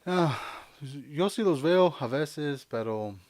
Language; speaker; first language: Spanish; early bilingual, heritage; Spanish